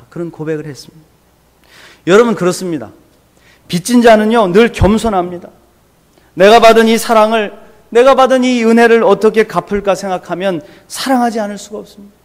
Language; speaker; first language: Korean; native; Korean